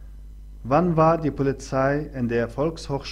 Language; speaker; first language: German; non-native, fluent; Arabic